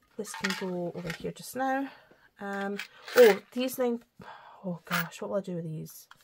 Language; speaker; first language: English; native; English